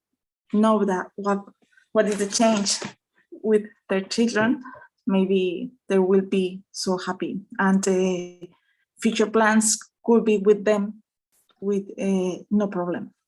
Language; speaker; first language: English; non-native, learner; Spanish